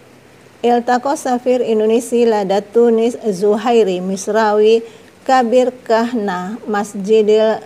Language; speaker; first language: Arabic; non-native, fluent; Indonesian